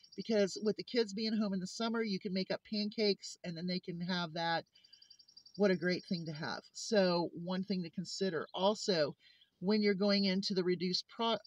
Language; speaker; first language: English; native; English